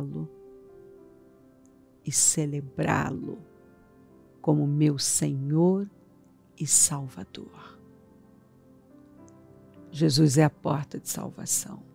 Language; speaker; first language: Portuguese; native; Portuguese